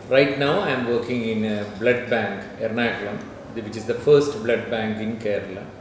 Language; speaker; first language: English; non-native, local second language; Malayalam